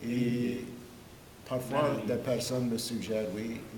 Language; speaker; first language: French; non-native, fluent; English